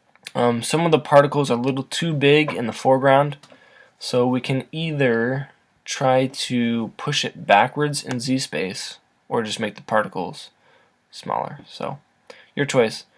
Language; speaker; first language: English; native; English